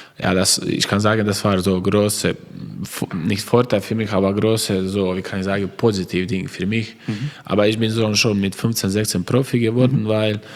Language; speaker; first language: German; non-native, learner; Croatian